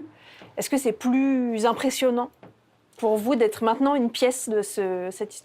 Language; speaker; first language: French; native; French